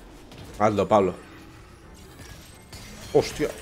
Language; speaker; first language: Spanish; native; Spanish